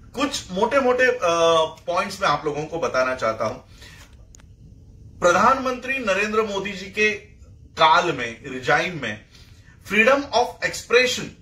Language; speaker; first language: Hindi; non-native, local second language; Marathi